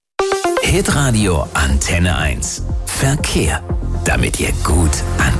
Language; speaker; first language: German; native; German